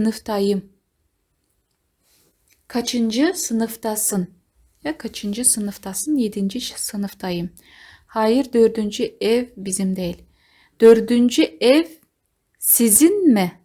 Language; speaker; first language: Turkish; non-native, fluent; Kazakh